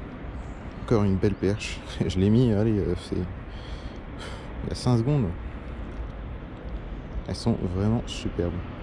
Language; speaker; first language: French; native; French